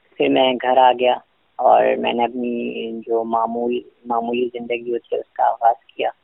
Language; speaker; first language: Urdu; native; Urdu